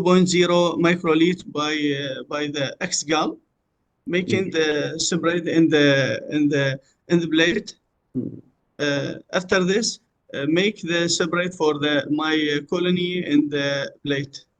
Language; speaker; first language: English; non-native, learner; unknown